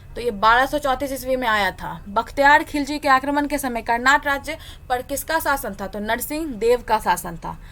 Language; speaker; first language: Hindi; native; Hindi